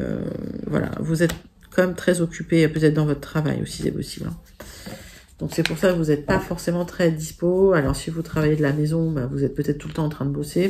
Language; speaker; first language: French; native; French